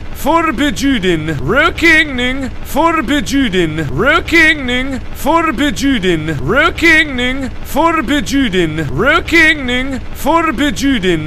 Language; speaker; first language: Swedish; non-native, learner; English